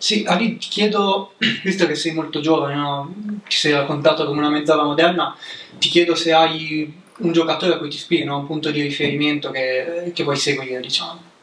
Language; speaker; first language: Italian; native; Italian